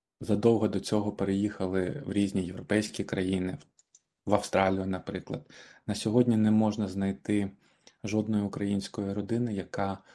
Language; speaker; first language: Ukrainian; native; Ukrainian